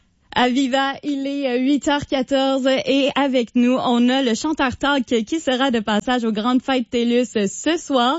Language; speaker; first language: French; native; French